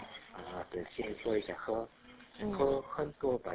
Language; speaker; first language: Chinese; non-native, learner; Korean